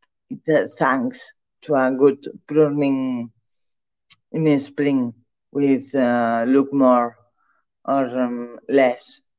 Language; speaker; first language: English; non-native, learner; Catalan